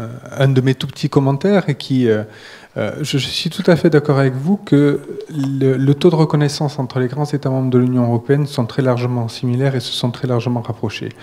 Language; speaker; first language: French; native; French